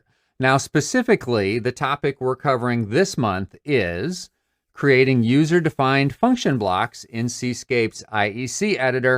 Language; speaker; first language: English; native; English